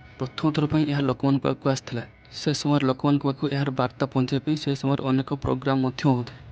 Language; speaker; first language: Odia; non-native, local second language; Santali